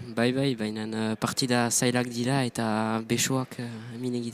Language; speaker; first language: Basque; non-native, local second language; French